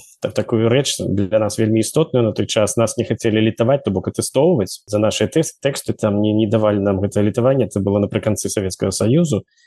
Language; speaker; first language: Belarusian; native; Belarusian